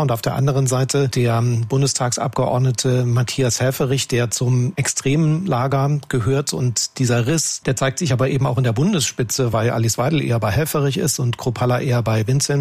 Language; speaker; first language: German; native; German